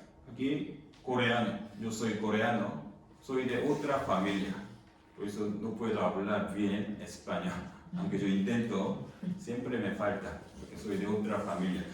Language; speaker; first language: Spanish; non-native, fluent; Korean